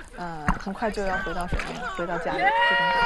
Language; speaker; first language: Chinese; native; Chinese